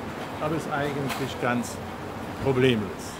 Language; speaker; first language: German; non-native, fluent; Polish